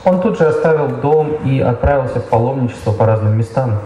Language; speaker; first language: Russian; native; Russian